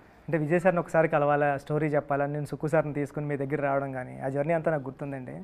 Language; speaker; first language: Telugu; native; Telugu